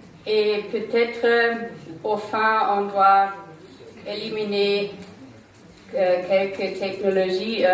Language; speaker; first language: French; non-native, learner; German